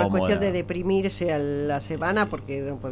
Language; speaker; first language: Spanish; native; Spanish